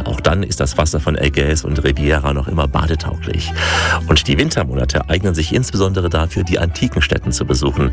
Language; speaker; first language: German; native; German